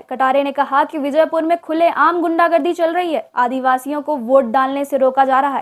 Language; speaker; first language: Hindi; native; Hindi